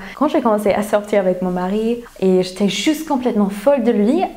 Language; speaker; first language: French; non-native, fluent; English